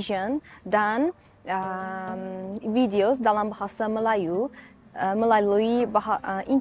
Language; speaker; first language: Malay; non-native, fluent; Uzbek